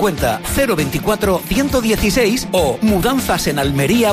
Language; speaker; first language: Spanish; native; Spanish